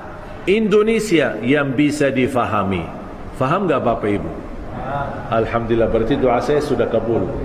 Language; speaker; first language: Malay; non-native, fluent; Arabic